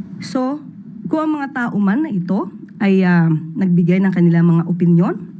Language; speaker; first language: Filipino; native; Filipino